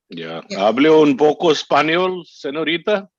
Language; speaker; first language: Spanish; non-native, learner; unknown